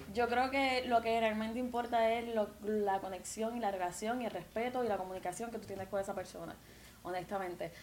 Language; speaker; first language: Spanish; native; Spanish